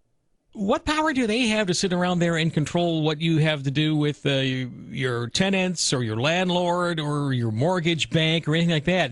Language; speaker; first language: English; native; English